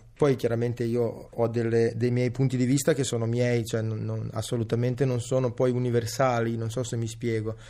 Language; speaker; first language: Italian; early bilingual, other home language; Serbian